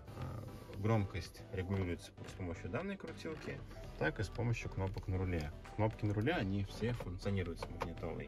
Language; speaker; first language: Russian; native; Russian